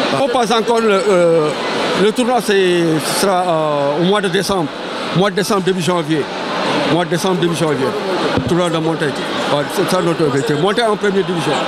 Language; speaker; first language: French; non-native, local second language; Wolof